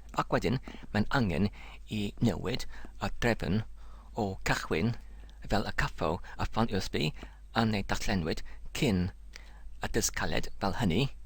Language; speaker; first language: Welsh; non-native, learner; English